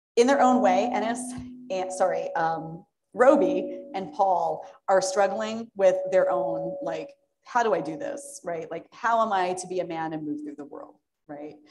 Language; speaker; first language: English; native; English